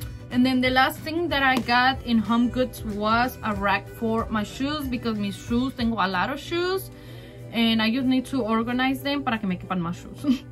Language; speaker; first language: English; early bilingual, other home language; Spanish